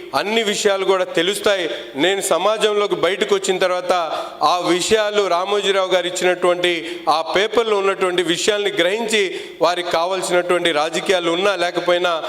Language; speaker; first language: Telugu; non-native, local second language; Urdu